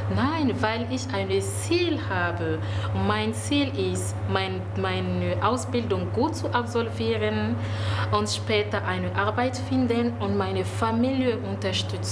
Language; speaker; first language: German; non-native, learner; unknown